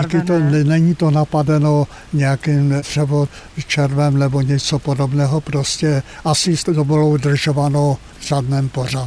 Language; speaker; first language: Czech; native; Czech